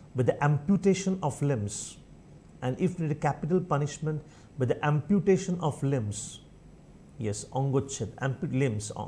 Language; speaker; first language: English; non-native, local second language; Bangla